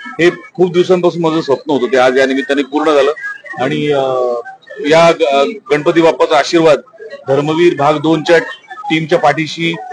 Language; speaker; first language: Marathi; native; Marathi